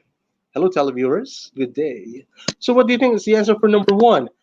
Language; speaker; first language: English; non-native, local second language; Filipino